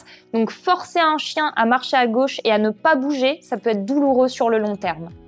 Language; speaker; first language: French; native; French